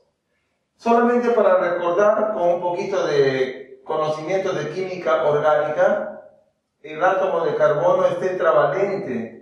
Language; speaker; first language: Spanish; native; Spanish